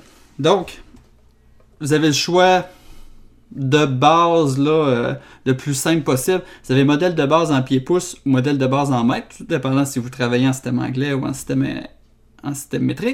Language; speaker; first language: French; native; French